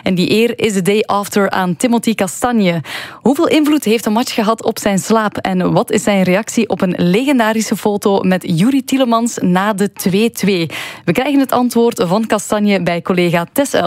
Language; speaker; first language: Dutch; native; Dutch